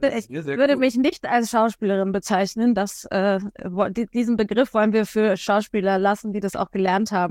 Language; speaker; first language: German; native; German